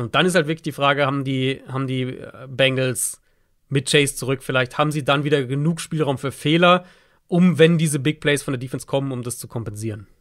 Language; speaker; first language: German; native; German